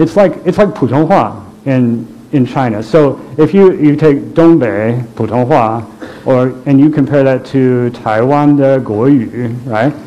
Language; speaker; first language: English; native; English